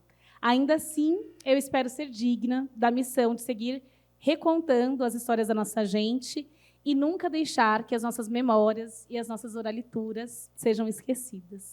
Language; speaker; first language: Portuguese; native; Portuguese